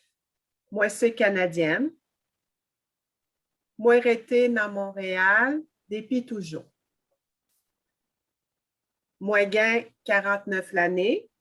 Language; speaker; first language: Haitian Creole; non-native, learner; French